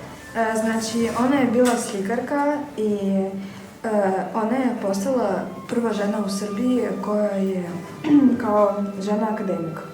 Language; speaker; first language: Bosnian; non-native, learner; Russian